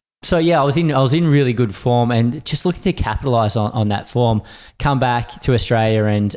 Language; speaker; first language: English; native; English